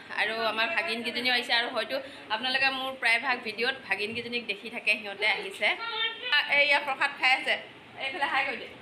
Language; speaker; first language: Assamese; native; Assamese